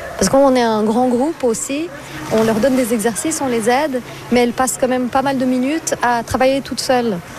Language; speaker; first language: French; non-native, fluent; Portuguese